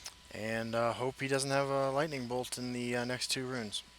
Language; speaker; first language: English; native; English